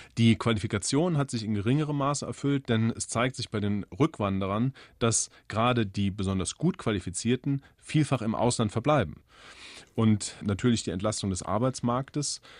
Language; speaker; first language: German; native; German